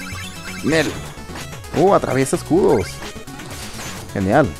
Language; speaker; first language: Spanish; native; Spanish